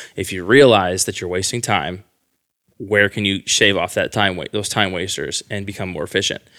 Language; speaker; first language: English; native; English